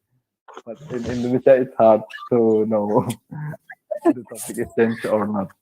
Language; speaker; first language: English; non-native, learner; Indonesian